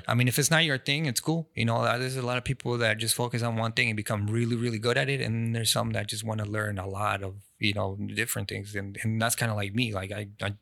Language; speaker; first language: English; non-native, fluent; Spanish